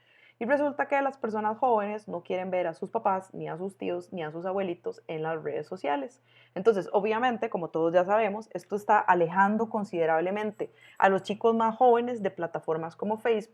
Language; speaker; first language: Spanish; native; Spanish